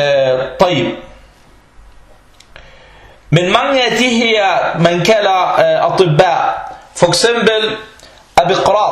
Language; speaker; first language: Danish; early bilingual, other home language; Arabic